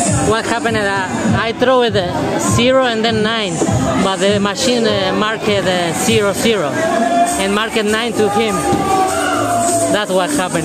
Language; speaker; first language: English; non-native, fluent; Spanish